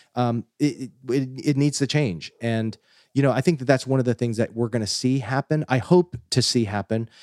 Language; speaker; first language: English; native; English